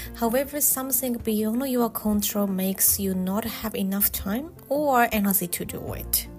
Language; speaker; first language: English; non-native, fluent; Japanese